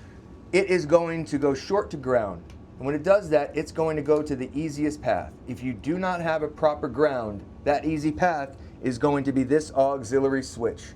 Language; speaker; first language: English; native; English